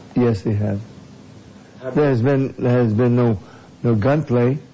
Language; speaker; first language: English; native; English